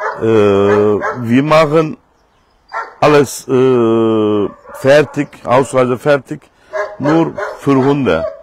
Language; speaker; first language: German; non-native, learner; Turkish